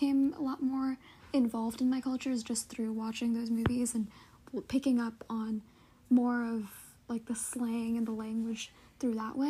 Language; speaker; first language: English; native; English